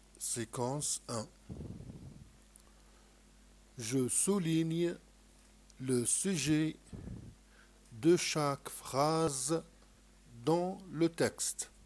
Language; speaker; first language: French; non-native, local second language; Arabic